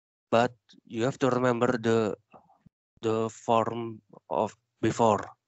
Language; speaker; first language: English; non-native, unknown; Indonesian